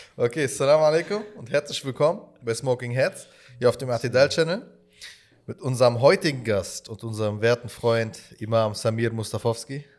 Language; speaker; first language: German; early bilingual, other home language; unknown